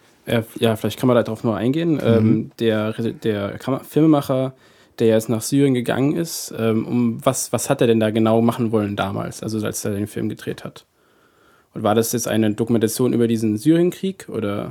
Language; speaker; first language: German; native; German